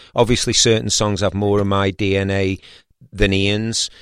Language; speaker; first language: English; native; English